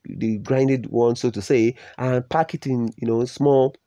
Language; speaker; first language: English; non-native, local second language; Yoruba